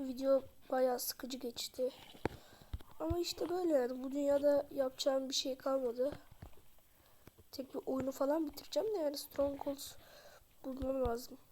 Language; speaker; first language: Turkish; native; Turkish